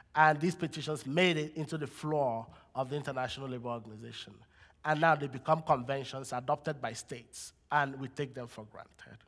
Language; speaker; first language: English; non-native, local second language; Igbo